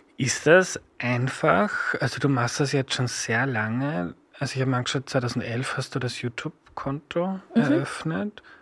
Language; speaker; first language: German; native; German